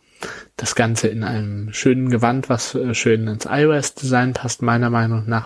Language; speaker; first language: German; native; German